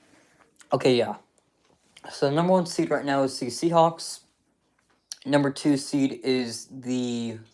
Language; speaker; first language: English; native; English